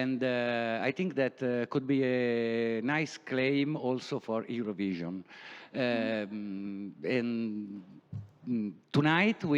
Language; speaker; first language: English; non-native, learner; Italian